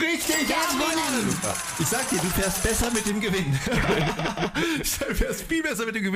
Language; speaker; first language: German; native; German